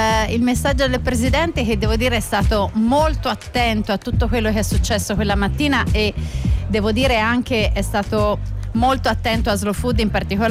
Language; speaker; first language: Italian; native; Italian